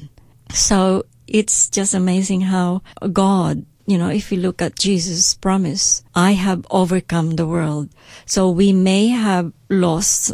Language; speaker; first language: English; non-native, local second language; Hiligaynon